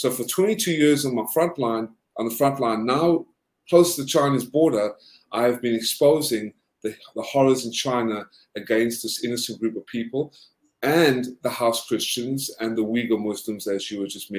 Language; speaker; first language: English; native; English